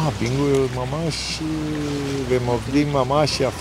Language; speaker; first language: Hebrew; non-native, learner; Romanian